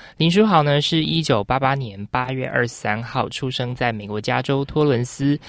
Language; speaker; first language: Chinese; native; Chinese